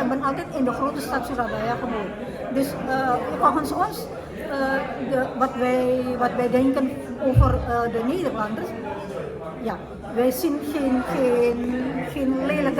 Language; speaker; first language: Dutch; early bilingual, heritage; Indonesian